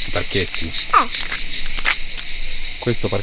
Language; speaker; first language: Italian; native; Italian